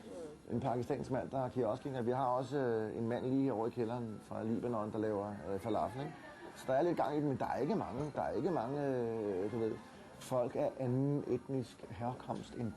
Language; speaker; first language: Danish; native; Danish